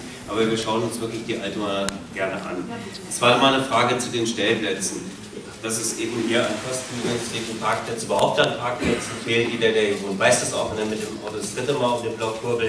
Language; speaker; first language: German; native; German